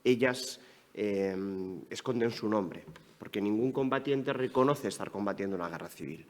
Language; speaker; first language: Spanish; native; Spanish